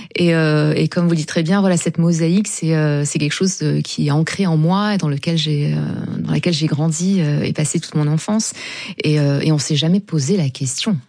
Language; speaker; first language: French; non-native, local second language; Arabic